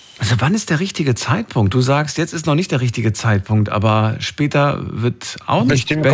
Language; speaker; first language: German; native; German